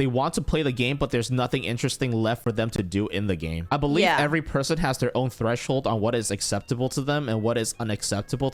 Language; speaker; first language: English; native; English